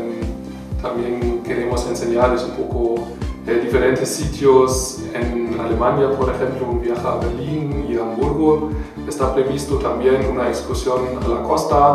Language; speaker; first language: Spanish; non-native, fluent; German